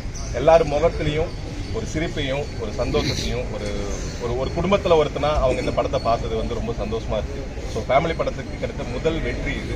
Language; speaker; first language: Tamil; native; Tamil